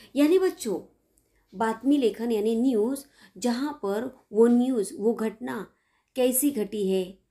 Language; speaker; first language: Hindi; non-native, local second language; Marathi